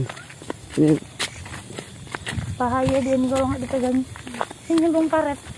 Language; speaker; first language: Indonesian; native; Indonesian